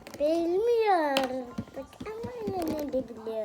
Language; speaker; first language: Turkish; early bilingual, heritage; Turkish